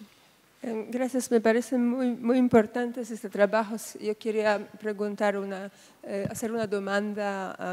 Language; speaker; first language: Spanish; non-native, fluent; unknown